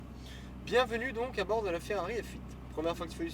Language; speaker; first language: French; native; French